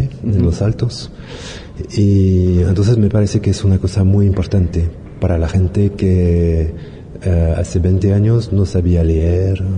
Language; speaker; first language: Spanish; non-native, learner; French